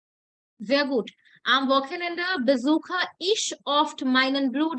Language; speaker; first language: German; non-native, fluent; Hindi